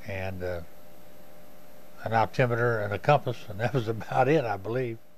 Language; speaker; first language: English; native; English